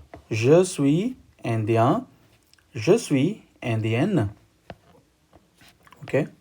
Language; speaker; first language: French; non-native, learner; Hindi